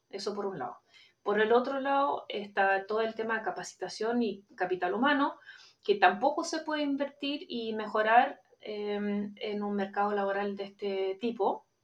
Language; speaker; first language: Spanish; non-native, fluent; German